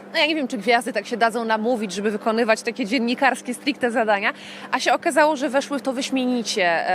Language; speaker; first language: Polish; native; Polish